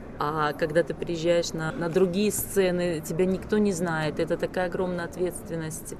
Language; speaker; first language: Russian; native; Russian